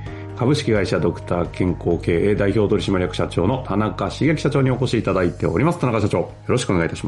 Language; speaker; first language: Japanese; native; Japanese